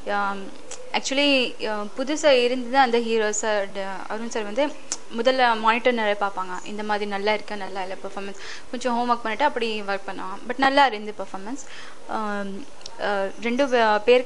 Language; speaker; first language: Tamil; non-native, fluent; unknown